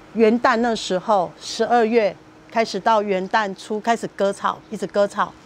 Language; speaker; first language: Chinese; native; Chinese